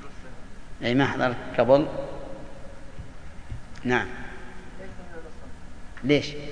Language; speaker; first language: Arabic; native; Arabic